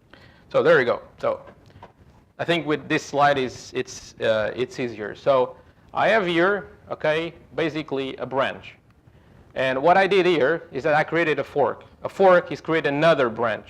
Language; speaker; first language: English; non-native, fluent; Portuguese